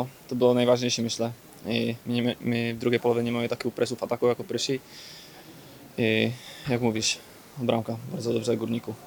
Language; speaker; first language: Polish; non-native, fluent; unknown